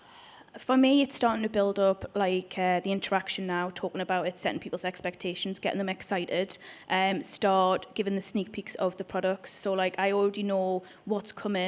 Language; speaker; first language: English; native; English